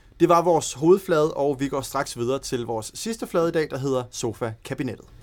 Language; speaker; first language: Danish; native; Danish